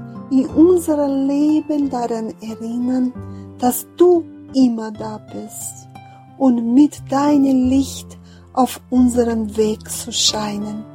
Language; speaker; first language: German; non-native, fluent; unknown